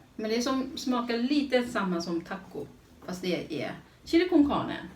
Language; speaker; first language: Swedish; non-native, learner; Thai